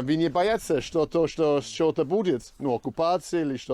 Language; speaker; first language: Russian; non-native, learner; English